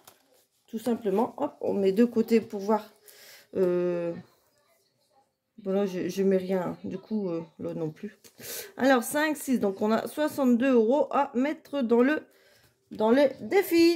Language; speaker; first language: French; native; French